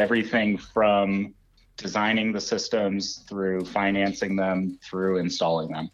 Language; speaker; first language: English; native; English